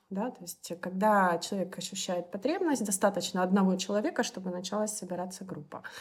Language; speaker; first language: Russian; native; Russian